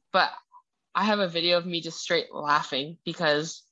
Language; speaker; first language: English; early bilingual, other home language; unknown